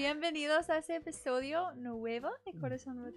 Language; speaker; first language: Spanish; non-native, learner; English